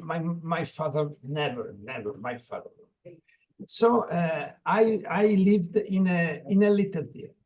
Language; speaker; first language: English; non-native, learner; Italian